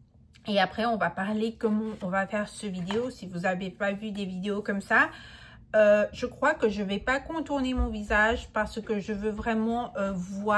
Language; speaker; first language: French; non-native, fluent; Spanish